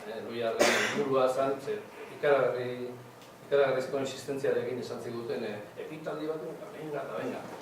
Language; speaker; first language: Basque; native; Basque